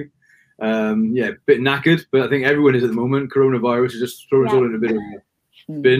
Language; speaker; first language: English; native; English